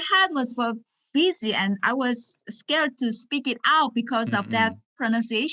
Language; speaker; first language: English; non-native, learner; Korean